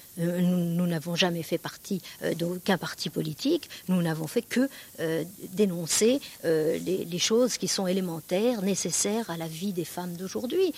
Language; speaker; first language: French; early bilingual, other home language; Kabyle